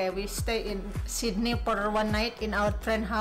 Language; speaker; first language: English; non-native, learner; Indonesian